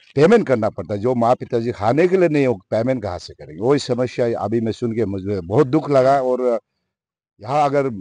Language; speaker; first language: Hindi; non-native, local second language; Nyishi